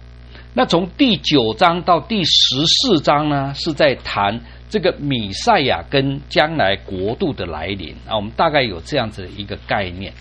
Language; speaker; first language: Chinese; native; Chinese